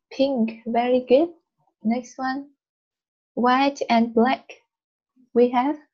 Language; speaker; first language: English; non-native, learner; Vietnamese